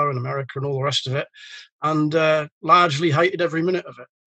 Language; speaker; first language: English; native; English